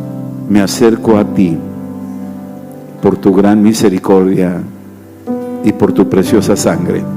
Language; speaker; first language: Spanish; native; Spanish